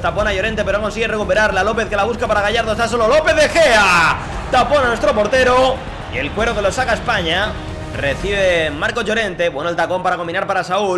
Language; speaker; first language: Spanish; native; Spanish